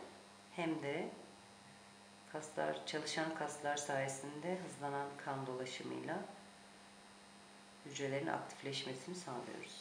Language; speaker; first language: Turkish; native; Turkish